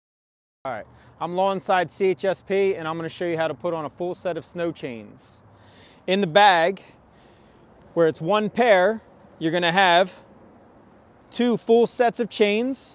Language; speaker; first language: English; native; English